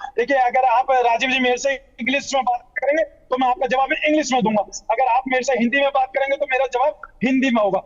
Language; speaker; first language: Hindi; native; Hindi